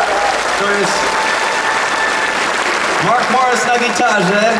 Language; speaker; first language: Polish; non-native, learner; English